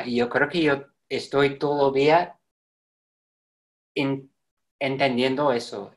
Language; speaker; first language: Spanish; non-native, fluent; English